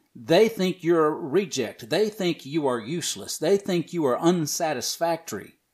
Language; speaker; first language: English; native; English